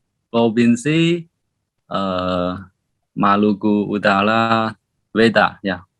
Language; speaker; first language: Indonesian; non-native, learner; Chinese